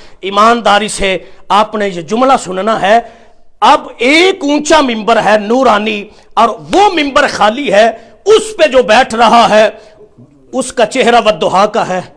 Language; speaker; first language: Urdu; non-native, local second language; Punjabi